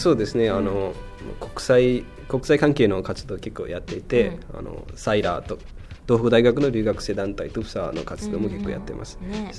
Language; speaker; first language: Japanese; non-native, fluent; Newari